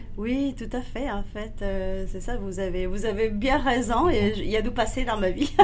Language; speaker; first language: French; non-native, fluent; Spanish